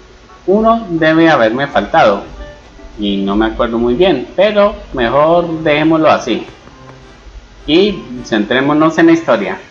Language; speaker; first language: Spanish; native; Spanish